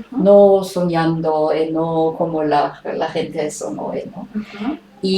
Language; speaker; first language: Spanish; non-native, fluent; German